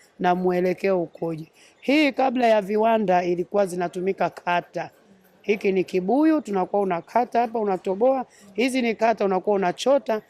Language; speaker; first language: Swahili; native; Swahili